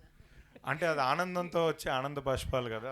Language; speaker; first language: Telugu; native; Telugu